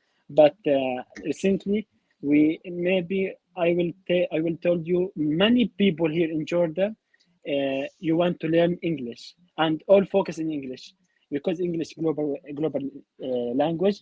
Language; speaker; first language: English; non-native, learner; Arabic